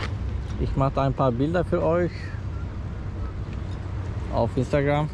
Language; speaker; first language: German; non-native, learner; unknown